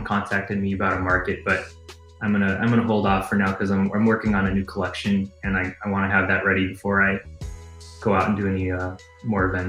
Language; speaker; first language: English; native; English